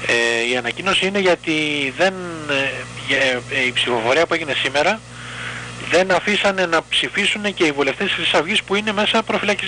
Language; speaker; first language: Greek; native; Greek